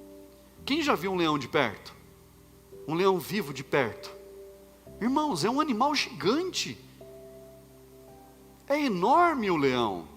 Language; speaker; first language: Portuguese; native; Portuguese